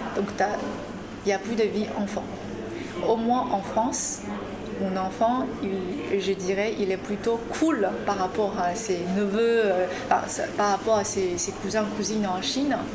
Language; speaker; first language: French; non-native, fluent; Chinese